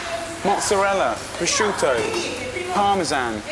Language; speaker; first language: Italian; non-native, learner; English